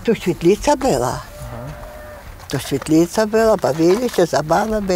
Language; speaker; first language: Polish; non-native, local second language; Ukrainian